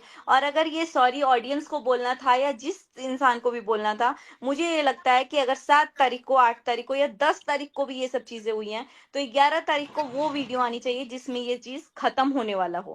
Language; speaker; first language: Hindi; native; Hindi